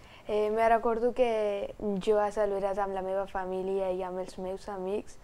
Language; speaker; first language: Catalan; early bilingual, other home language; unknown